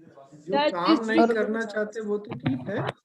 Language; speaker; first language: Hindi; native; Hindi